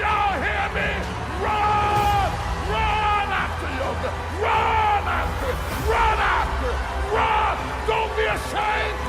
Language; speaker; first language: English; native; English